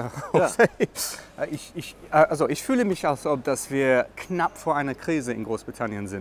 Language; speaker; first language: German; non-native, learner; English